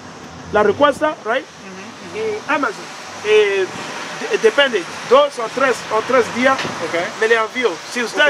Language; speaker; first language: Spanish; non-native, learner; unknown